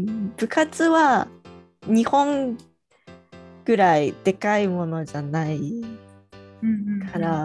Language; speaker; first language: Japanese; early bilingual, heritage; Japanese